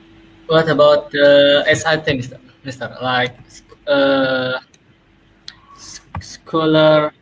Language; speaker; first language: English; non-native, learner; Indonesian